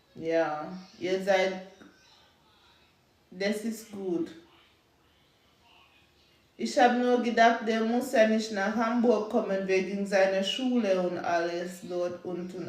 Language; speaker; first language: German; non-native, learner; English